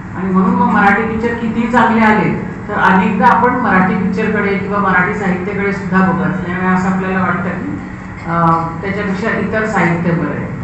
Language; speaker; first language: Marathi; non-native, local second language; Hindi